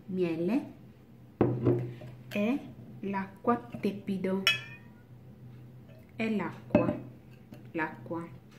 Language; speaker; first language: Italian; non-native, learner; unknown